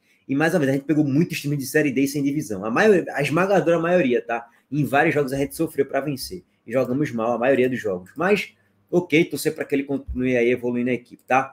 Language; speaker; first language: Portuguese; native; Portuguese